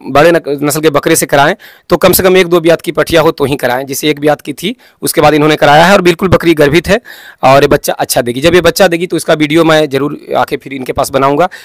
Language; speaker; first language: Hindi; native; Hindi